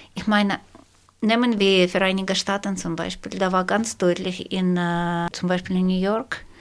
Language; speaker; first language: German; non-native, fluent; Russian